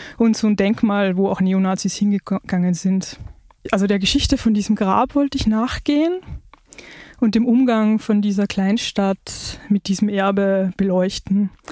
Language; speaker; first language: German; native; German